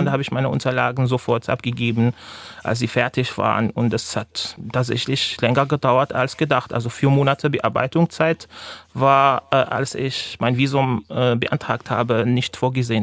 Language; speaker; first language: German; non-native, fluent; Arabic